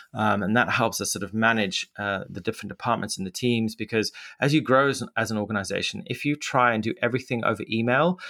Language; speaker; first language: English; native; English